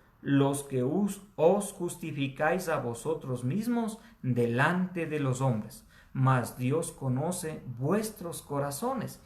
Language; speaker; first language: Spanish; native; Spanish